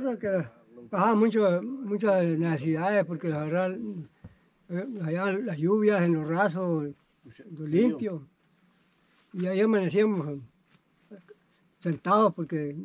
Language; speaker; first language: Spanish; native; Spanish